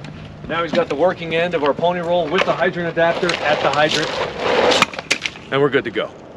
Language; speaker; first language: English; native; English